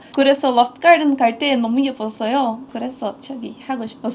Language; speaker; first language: Korean; non-native, learner; Portuguese